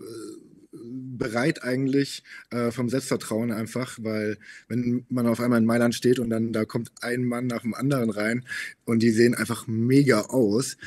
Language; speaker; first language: German; native; German